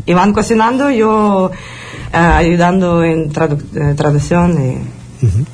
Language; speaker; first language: Spanish; non-native, fluent; Ukrainian